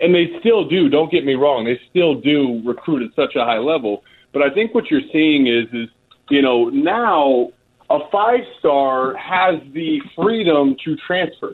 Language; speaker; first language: English; native; English